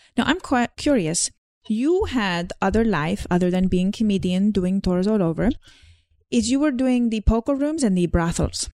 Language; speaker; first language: English; non-native, fluent; Slovenian